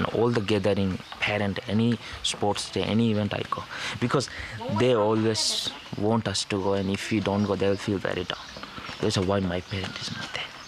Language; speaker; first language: English; non-native, local second language; Divehi